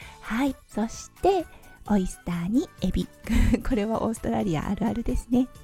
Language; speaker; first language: Japanese; native; Japanese